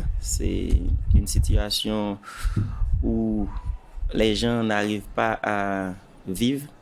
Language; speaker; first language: French; non-native, local second language; Haitian Creole